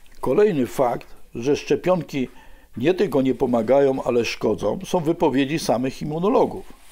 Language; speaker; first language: Polish; native; Polish